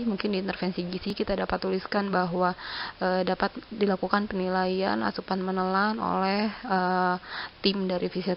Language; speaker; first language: Indonesian; native; Indonesian